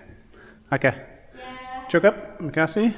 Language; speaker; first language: Indonesian; non-native, learner; English